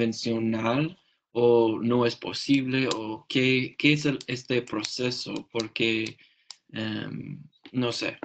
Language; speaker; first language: Spanish; non-native, learner; English